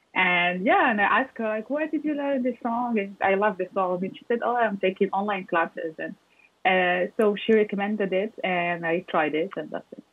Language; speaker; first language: English; non-native, fluent; Arabic